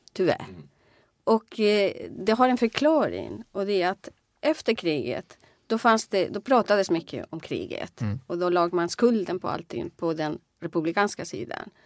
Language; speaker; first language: Swedish; non-native, fluent; Spanish